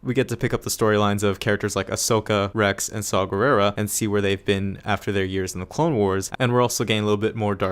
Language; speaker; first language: English; native; English